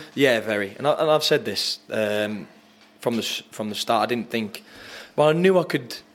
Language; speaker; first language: English; native; English